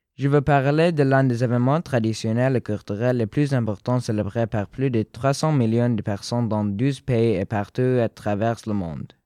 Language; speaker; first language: French; non-native, fluent; Persian